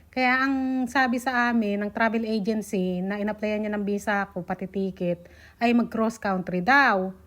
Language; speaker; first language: Filipino; native; Filipino